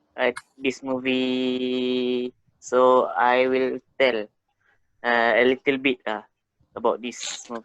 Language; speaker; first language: English; non-native, local second language; Malay